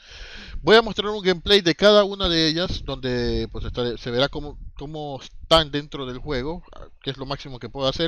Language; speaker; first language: Spanish; native; Spanish